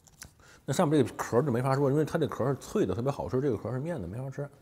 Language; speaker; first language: Chinese; native; Chinese